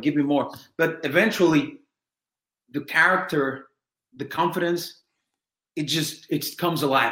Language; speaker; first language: English; non-native, fluent; Spanish